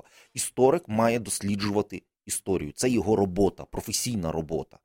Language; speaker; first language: Ukrainian; native; Ukrainian